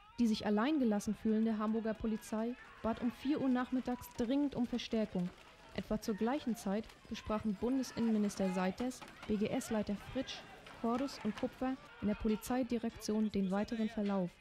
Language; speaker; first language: German; native; German